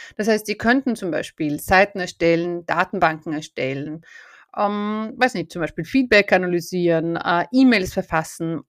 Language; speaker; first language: German; native; German